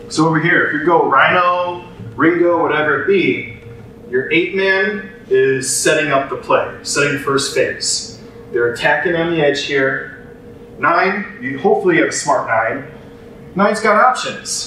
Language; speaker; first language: English; native; English